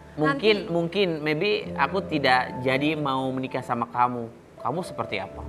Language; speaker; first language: Indonesian; native; Indonesian